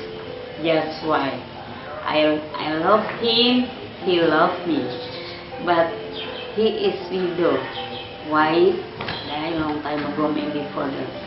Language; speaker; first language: English; non-native, learner; Indonesian